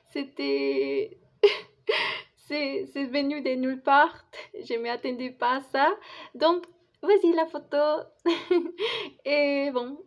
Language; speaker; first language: French; non-native, fluent; Spanish